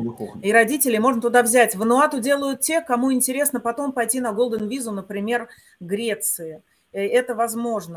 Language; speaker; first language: Russian; native; Russian